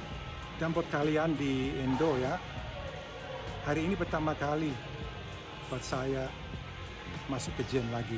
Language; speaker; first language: Indonesian; early bilingual, heritage; Dutch